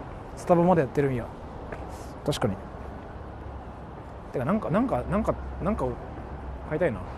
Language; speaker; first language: Japanese; native; Japanese